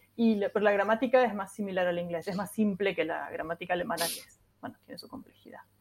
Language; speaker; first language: Spanish; non-native, local second language; German